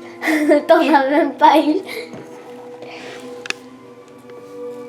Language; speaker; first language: French; native; French